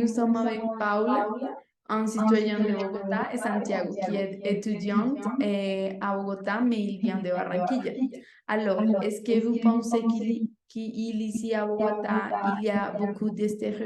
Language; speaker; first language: French; non-native, learner; Spanish